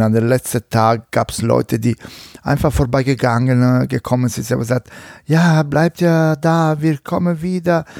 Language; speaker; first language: German; non-native, fluent; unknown